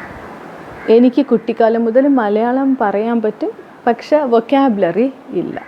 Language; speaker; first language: Malayalam; early bilingual, heritage; Tamil